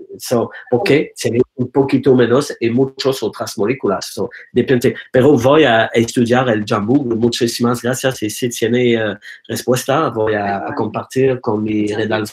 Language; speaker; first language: Spanish; non-native, learner; French